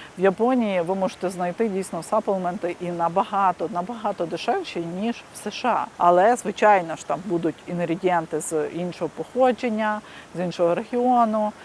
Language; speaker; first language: Ukrainian; native; Ukrainian